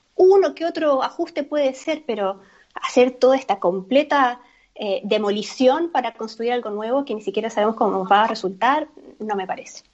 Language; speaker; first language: Spanish; native; Spanish